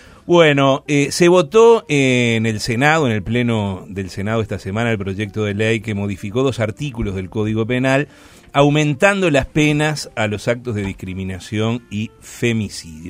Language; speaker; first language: Spanish; native; Spanish